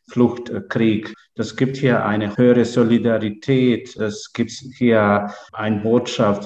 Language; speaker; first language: German; non-native, fluent; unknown